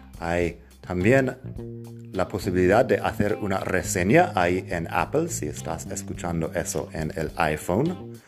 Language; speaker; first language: Spanish; non-native, fluent; English